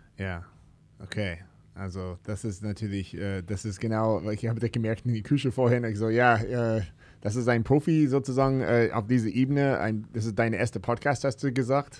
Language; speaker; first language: German; non-native, fluent; English